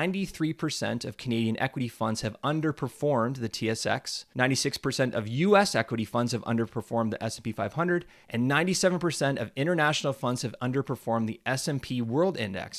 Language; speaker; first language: English; native; English